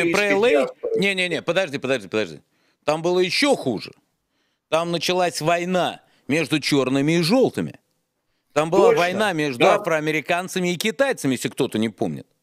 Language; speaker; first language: Russian; native; Russian